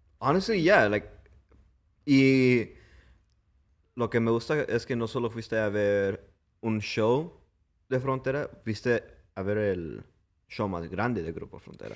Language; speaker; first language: Spanish; early bilingual, heritage; English